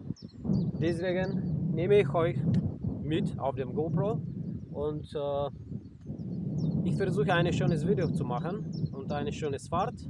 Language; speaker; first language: German; non-native, fluent; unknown